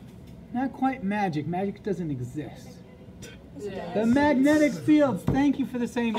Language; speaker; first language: English; native; English